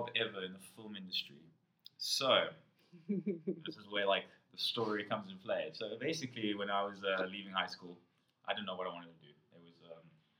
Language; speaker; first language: English; native; English